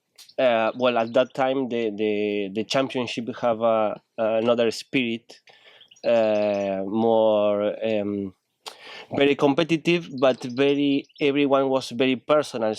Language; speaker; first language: English; non-native, learner; Spanish